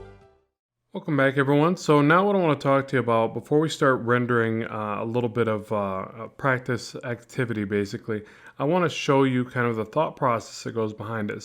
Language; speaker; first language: English; native; English